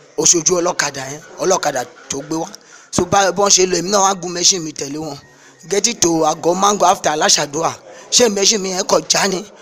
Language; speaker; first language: Yoruba; native; Yoruba